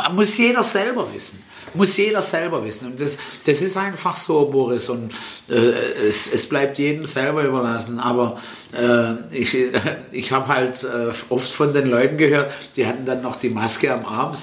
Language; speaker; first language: German; early bilingual, other home language; Italian